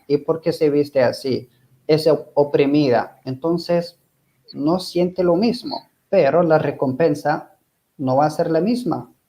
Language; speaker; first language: Spanish; non-native, fluent; Arabic